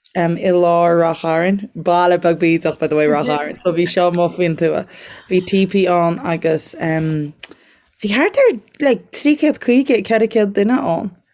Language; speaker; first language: Irish; native; Irish